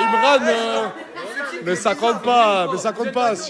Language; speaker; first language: French; native; French